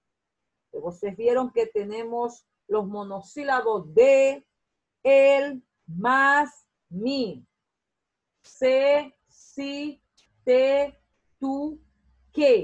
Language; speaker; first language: Spanish; non-native, fluent; Portuguese